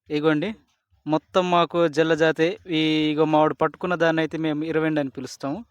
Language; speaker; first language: Telugu; non-native, local second language; Koya